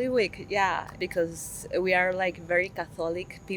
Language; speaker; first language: English; non-native, fluent; Spanish